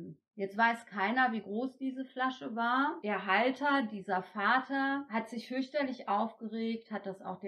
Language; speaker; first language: German; native; German